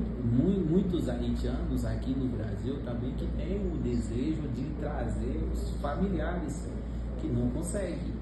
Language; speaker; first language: Portuguese; non-native, fluent; Haitian Creole